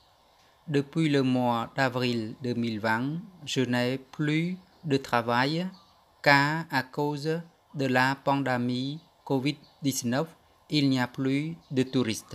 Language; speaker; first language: French; non-native, fluent; Khmer